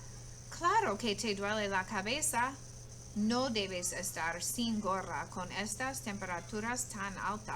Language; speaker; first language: Spanish; non-native, fluent; English